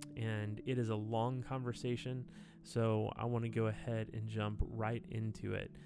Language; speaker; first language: English; native; English